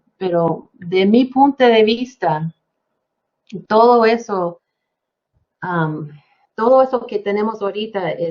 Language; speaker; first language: Spanish; non-native, fluent; English